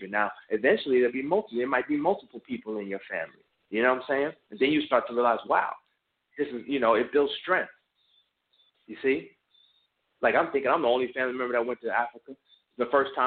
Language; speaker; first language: English; native; English